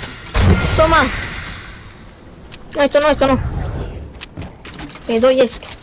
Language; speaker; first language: Spanish; early bilingual, heritage; Spanish